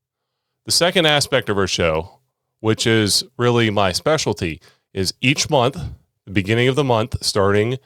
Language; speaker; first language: English; native; English